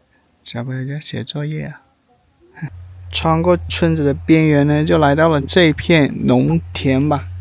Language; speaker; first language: Chinese; native; Chinese